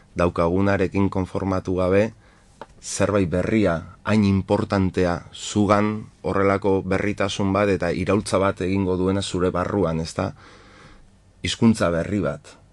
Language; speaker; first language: Basque; non-native, local second language; Spanish